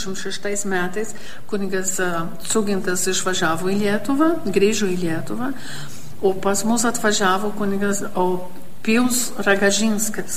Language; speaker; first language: Lithuanian; early bilingual, heritage; Lithuanian